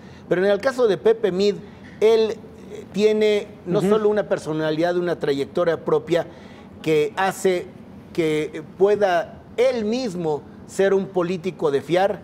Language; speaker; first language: Spanish; native; Spanish